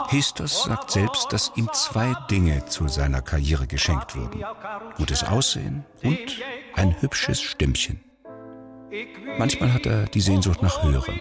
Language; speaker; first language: German; native; German